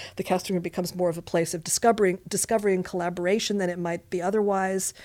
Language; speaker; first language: English; native; English